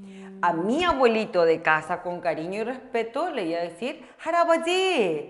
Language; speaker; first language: Spanish; non-native, local second language; Korean